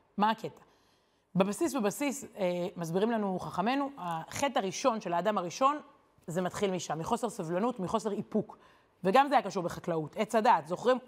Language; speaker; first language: Hebrew; native; Hebrew